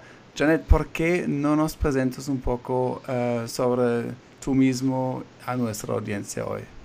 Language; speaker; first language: Spanish; non-native, fluent; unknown